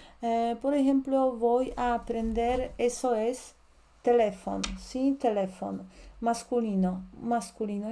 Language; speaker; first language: Spanish; non-native, fluent; Polish